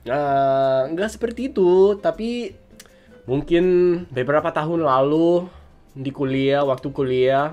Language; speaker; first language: Indonesian; non-native, fluent; English